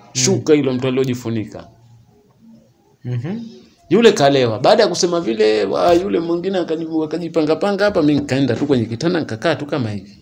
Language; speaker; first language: Swahili; native; Swahili